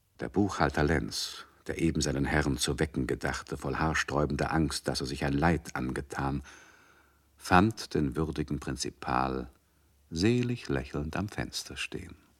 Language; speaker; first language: German; native; German